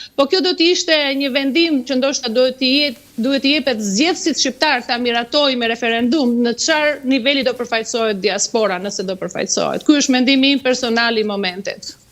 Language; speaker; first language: Albanian; native; Albanian